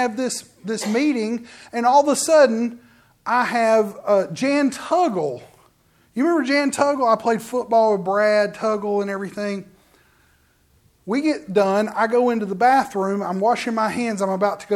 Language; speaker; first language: English; native; English